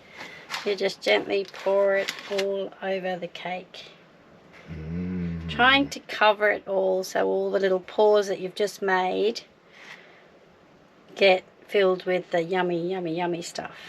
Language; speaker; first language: English; native; English